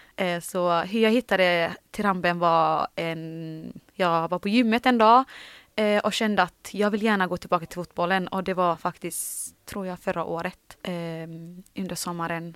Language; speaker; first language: Swedish; early bilingual, other home language; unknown